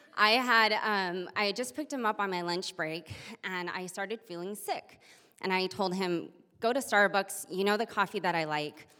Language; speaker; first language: English; native; English